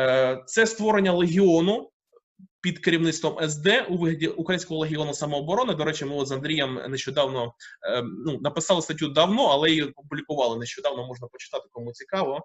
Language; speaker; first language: Ukrainian; native; Ukrainian